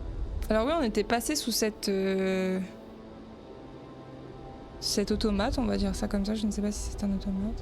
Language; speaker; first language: French; native; French